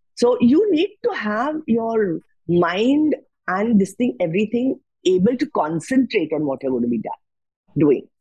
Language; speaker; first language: English; non-native, local second language; Marathi